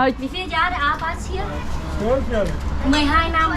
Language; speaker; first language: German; non-native, fluent; Vietnamese